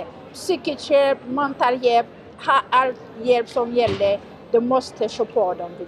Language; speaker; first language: Swedish; non-native, learner; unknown